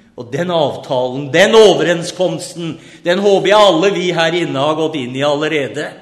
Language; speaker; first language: Norwegian; native; Norwegian